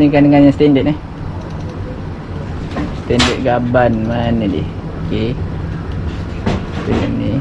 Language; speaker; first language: Malay; native; Malay